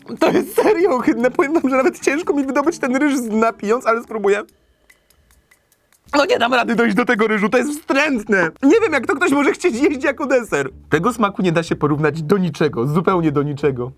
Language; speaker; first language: Polish; native; Polish